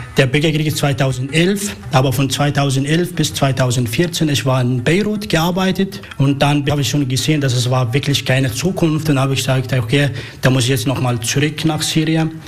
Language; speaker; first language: German; non-native, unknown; Arabic